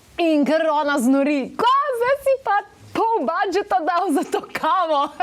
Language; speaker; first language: Slovenian; native; Slovenian